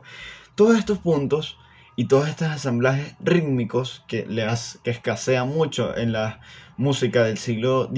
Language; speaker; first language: Spanish; native; Spanish